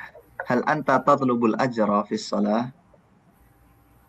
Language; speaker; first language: Arabic; non-native, fluent; Indonesian